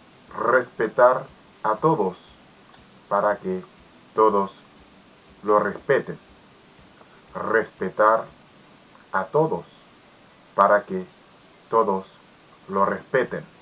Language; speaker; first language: Spanish; non-native, learner; Haitian Creole